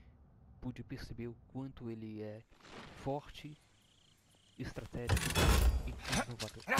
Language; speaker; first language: Portuguese; native; Portuguese